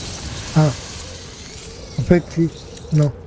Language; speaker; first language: French; native; French